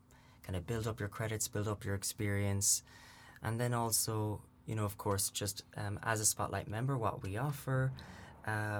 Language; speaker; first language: English; native; English